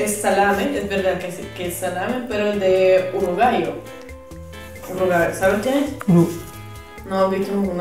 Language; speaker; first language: Spanish; non-native, learner; Russian